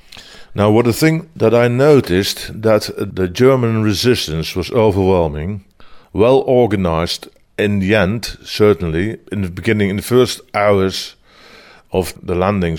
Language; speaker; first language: English; non-native, fluent; Dutch